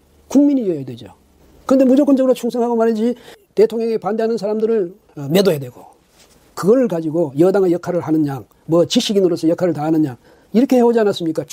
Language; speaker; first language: Korean; native; Korean